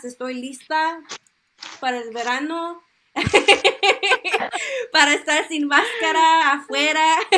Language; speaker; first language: Spanish; early bilingual, heritage; Spanish